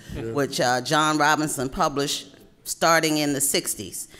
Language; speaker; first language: English; native; English